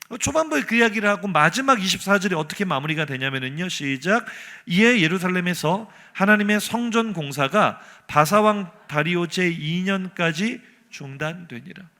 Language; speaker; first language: Korean; native; Korean